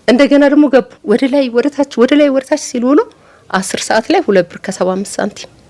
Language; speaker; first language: Amharic; native; Amharic